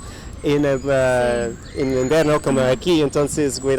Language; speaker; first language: Spanish; non-native, fluent; English